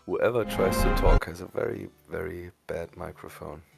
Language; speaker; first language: English; non-native, fluent; German